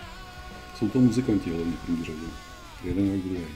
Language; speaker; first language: Czech; native; Czech